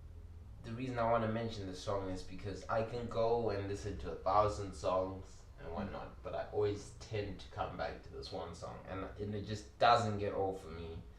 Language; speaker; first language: English; early bilingual, other home language; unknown